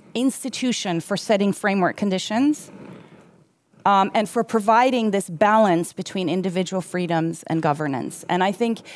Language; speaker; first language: English; non-native, fluent; German